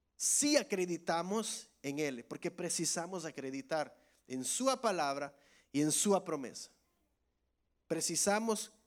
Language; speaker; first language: Portuguese; non-native, learner; Spanish